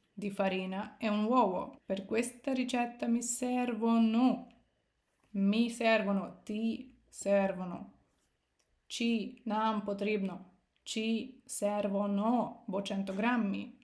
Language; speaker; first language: Italian; non-native, fluent; Ukrainian